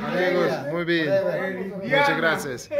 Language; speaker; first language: Spanish; non-native, learner; Russian